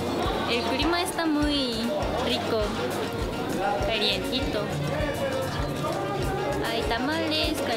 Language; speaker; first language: Spanish; non-native, fluent; Japanese